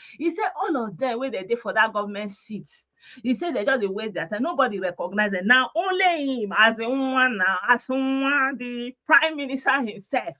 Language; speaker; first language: Nigerian Pidgin; non-native, local second language; Igbo